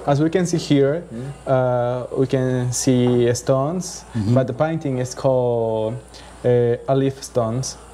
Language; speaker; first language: English; non-native, learner; Spanish